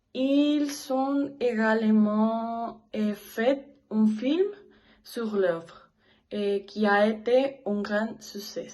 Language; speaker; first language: French; non-native, learner; Spanish